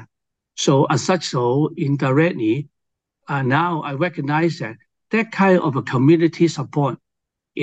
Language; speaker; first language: English; non-native, local second language; Cantonese